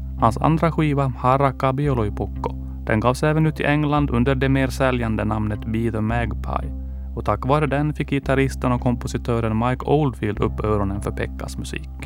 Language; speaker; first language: Swedish; native; Swedish